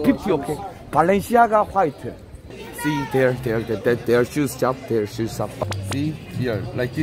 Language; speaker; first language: English; non-native, learner; Korean